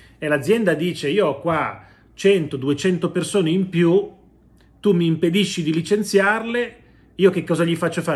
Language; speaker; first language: Italian; native; Italian